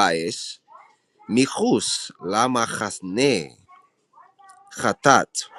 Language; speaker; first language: Hebrew; non-native, learner; English